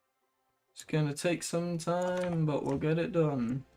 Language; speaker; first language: English; native; English